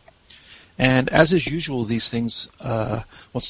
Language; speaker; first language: English; native; English